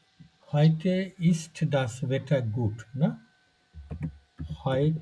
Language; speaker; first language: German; non-native, fluent; Bangla